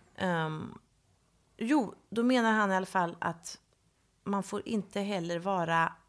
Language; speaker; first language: Swedish; native; Swedish